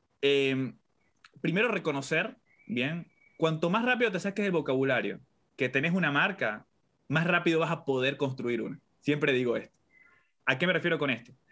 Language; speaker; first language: Spanish; native; Spanish